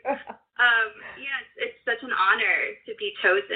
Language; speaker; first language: English; native; English